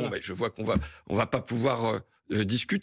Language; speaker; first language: French; native; French